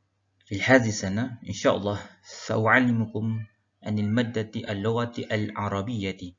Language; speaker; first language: Arabic; non-native, fluent; Malay